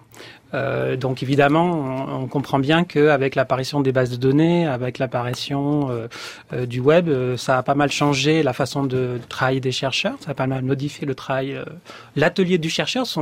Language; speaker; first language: French; native; French